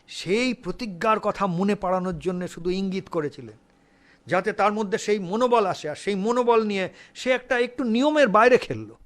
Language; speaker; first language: Bangla; early bilingual, heritage; Bangla